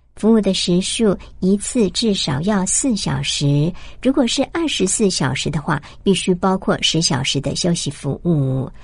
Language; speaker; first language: Chinese; native; Chinese